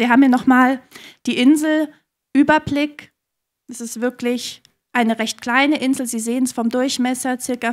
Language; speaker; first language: German; native; German